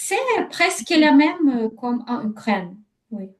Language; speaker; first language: French; non-native, learner; Ukrainian